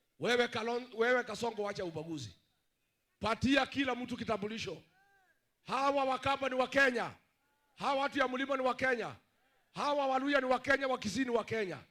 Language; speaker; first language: Swahili; non-native, local second language; Kikuyu